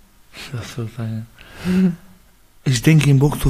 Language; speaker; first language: German; non-native, learner; Persian